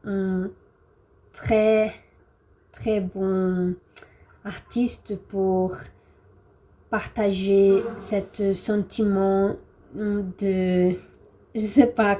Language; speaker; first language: French; non-native, learner; Portuguese